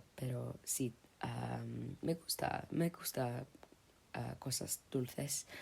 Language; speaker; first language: Spanish; non-native, learner; English